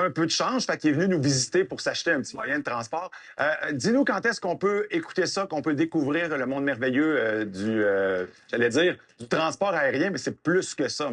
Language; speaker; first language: French; native; French